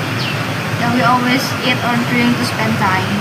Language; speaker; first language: English; non-native, learner; Indonesian